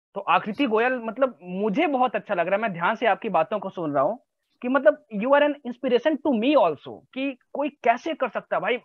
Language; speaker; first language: Hindi; native; Hindi